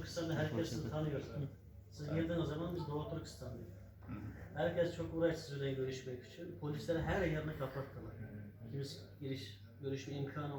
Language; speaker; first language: Turkish; non-native, learner; Uyghur